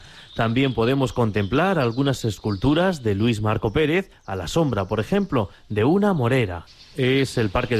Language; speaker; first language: Spanish; native; Spanish